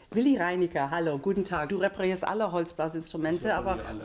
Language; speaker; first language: German; non-native, fluent; English